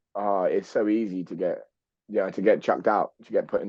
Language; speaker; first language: English; native; English